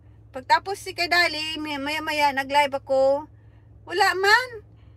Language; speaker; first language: Filipino; non-native, local second language; Hiligaynon